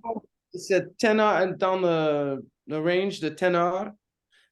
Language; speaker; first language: French; non-native, learner; English